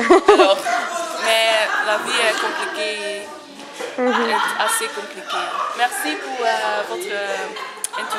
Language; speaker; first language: French; non-native, local second language; Dutch